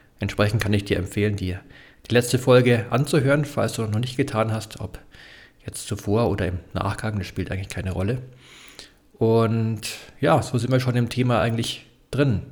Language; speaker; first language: German; native; German